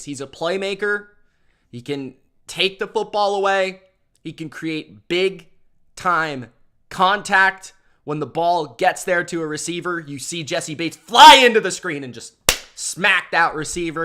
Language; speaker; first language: English; native; English